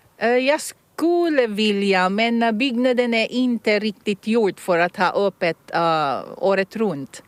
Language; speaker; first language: Swedish; non-native, fluent; Filipino